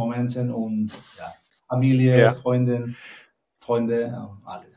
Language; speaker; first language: German; non-native, learner; Spanish